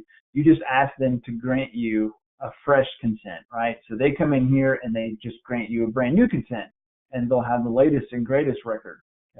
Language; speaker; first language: English; native; English